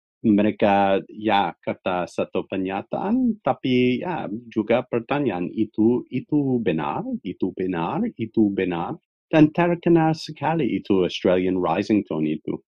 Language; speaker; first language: Indonesian; non-native, fluent; English